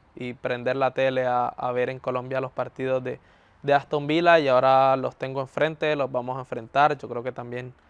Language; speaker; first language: Spanish; native; Spanish